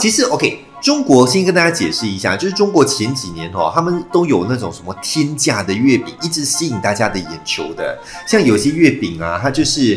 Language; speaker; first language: Chinese; native; Chinese